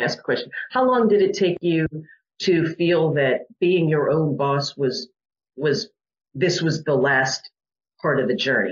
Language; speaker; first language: English; native; English